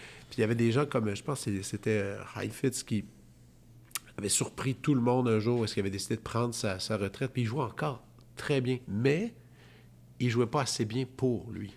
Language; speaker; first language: French; native; French